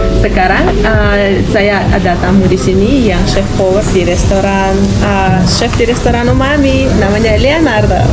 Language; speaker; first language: Indonesian; non-native, fluent; Russian